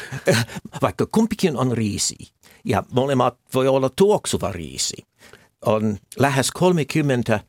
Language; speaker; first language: Finnish; non-native, fluent; English